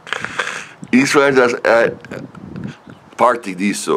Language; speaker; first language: Portuguese; non-native, learner; English